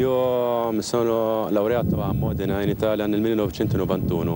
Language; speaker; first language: Italian; non-native, fluent; Arabic